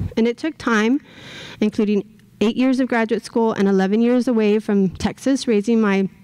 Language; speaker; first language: English; native; English